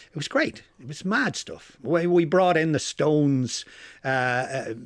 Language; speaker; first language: English; native; English